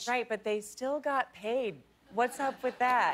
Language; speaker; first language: English; native; English